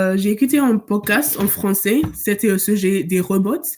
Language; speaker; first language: French; non-native, learner; English